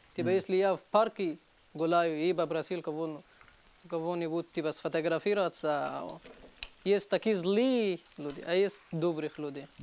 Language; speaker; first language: Russian; non-native, learner; Arabic